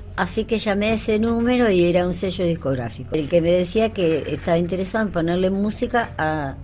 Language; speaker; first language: Spanish; native; Spanish